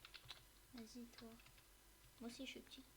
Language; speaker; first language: French; native; French